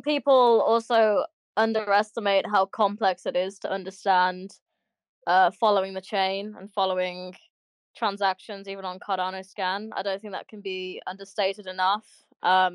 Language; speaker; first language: English; native; English